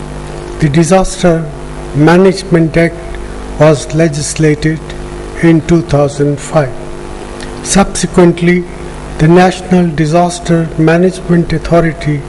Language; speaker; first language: English; non-native, local second language; Punjabi